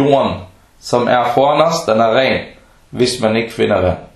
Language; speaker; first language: Danish; early bilingual, other home language; Arabic